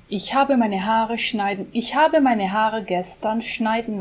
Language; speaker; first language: German; non-native, fluent; Portuguese